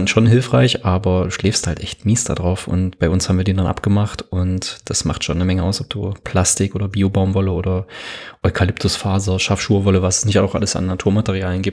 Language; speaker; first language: German; native; German